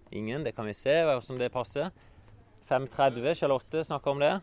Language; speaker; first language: Norwegian; native; Norwegian